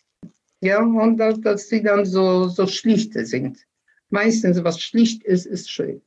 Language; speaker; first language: German; non-native, fluent; Polish